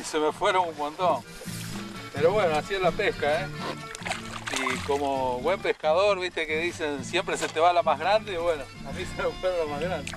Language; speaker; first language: Spanish; native; Spanish